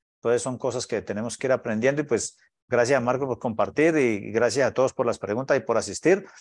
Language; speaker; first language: Spanish; native; Spanish